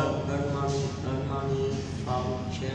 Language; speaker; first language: English; non-native, learner; Vietnamese